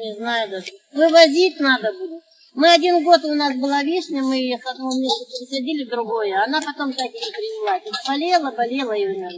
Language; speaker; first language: Russian; native; Russian